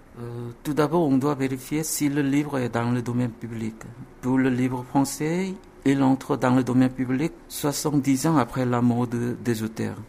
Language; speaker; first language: French; non-native, fluent; Korean